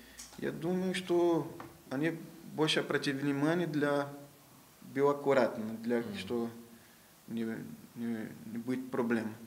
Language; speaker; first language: Russian; non-native, learner; Portuguese